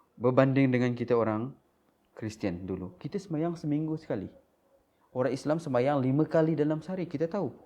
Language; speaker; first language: Malay; non-native, local second language; Iban